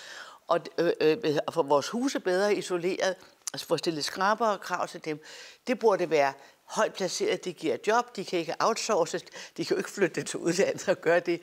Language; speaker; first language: Danish; native; Danish